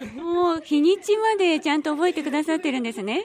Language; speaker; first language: Japanese; native; Japanese